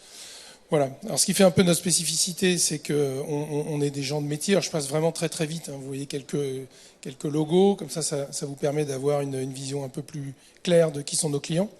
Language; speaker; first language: French; native; French